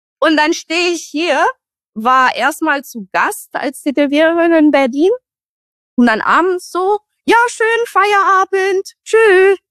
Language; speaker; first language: German; non-native, fluent; Romanian